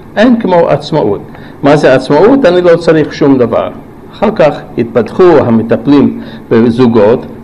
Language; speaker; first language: Hebrew; non-native, fluent; English